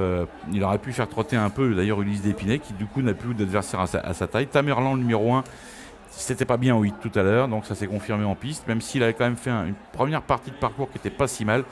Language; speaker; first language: French; native; French